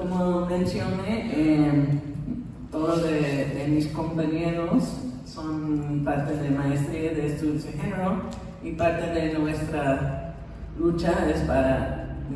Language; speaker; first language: Spanish; non-native, fluent; English